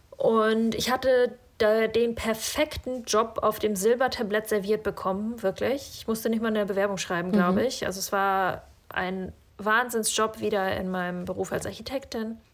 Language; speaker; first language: German; early bilingual, other home language; Russian